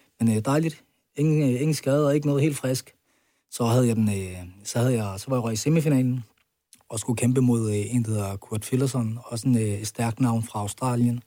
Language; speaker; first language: Danish; early bilingual, other home language; Arabic